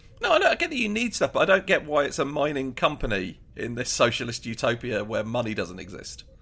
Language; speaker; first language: English; native; English